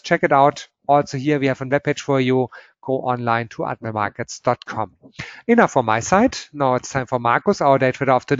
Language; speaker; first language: English; non-native, fluent; German